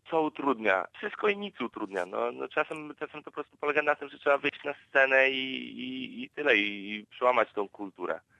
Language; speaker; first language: Polish; native; Polish